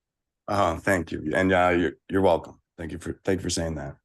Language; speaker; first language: English; native; English